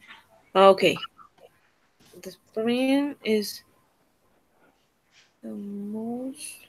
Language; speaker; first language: English; non-native, learner; Spanish